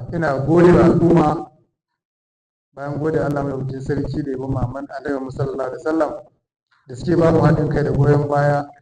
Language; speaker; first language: Hausa; native; Hausa